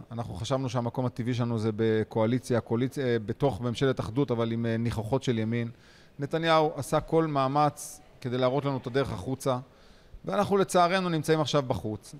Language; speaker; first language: Hebrew; native; Hebrew